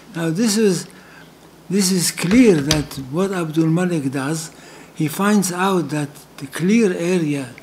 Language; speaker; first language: English; non-native, fluent; Hebrew